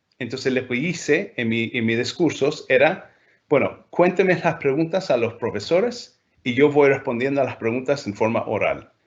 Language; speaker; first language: Spanish; non-native, fluent; English